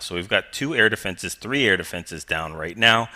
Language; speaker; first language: English; native; English